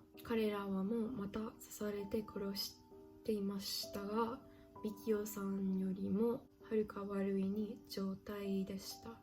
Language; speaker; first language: Japanese; non-native, learner; English